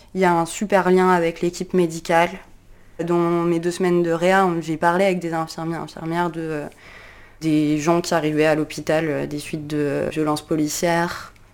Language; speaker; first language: French; native; French